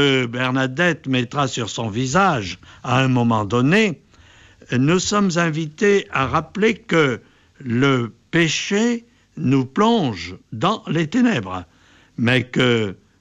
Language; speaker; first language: French; native; French